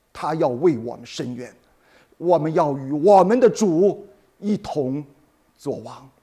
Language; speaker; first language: Chinese; native; Chinese